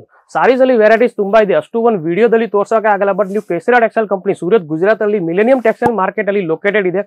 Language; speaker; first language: Kannada; non-native, fluent; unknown